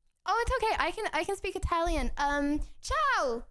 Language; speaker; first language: English; native; English